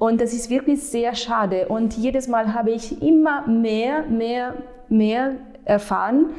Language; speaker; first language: German; non-native, fluent; Italian